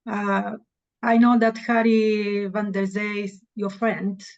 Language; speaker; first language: English; non-native, fluent; Bulgarian